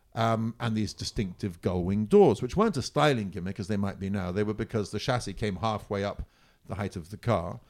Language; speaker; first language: English; non-native, fluent; Italian